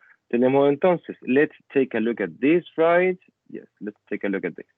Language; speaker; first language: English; non-native, fluent; Spanish